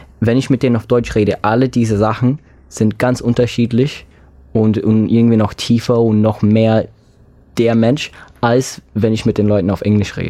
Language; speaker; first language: German; non-native, fluent; English